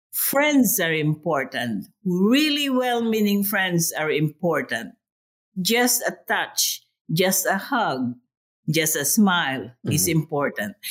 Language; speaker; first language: English; non-native, local second language; Hiligaynon